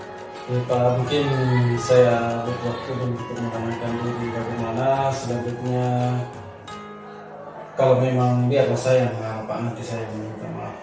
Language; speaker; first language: Indonesian; native; Indonesian